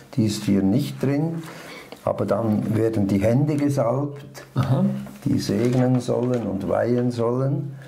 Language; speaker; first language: German; native; German